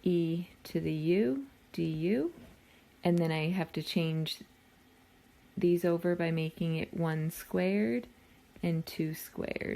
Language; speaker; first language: English; native; English